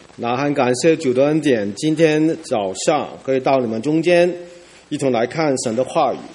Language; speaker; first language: Chinese; non-native, local second language; Cantonese